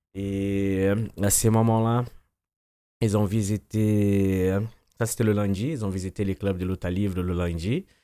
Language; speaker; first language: French; non-native, fluent; Portuguese